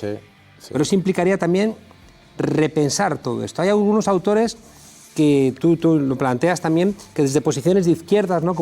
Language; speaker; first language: Spanish; native; Spanish